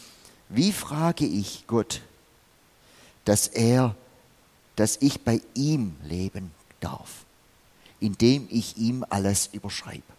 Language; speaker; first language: German; non-native, fluent; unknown